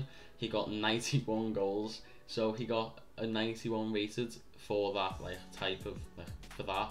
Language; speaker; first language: English; native; English